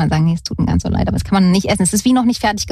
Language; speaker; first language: German; native; German